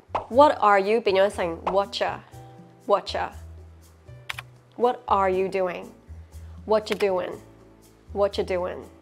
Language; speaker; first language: English; non-native, local second language; Cantonese